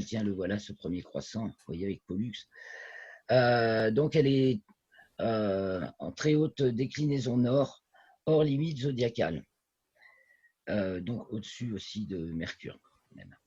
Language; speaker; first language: French; native; French